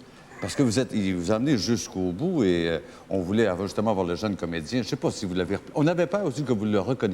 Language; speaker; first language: French; native; French